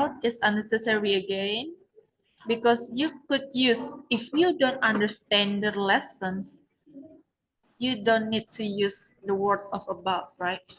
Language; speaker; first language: English; non-native, learner; Indonesian